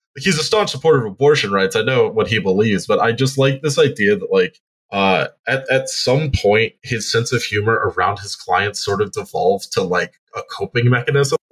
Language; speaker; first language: English; native; English